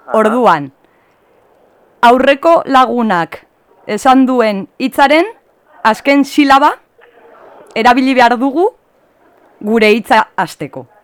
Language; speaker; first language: Basque; native; Basque